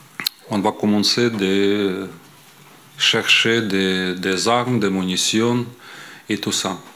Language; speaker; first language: French; non-native, fluent; Ukrainian